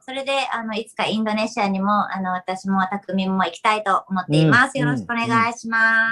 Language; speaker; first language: Japanese; native; Japanese